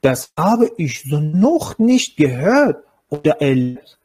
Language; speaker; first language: German; non-native, learner; Persian